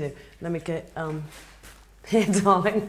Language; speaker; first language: English; native; English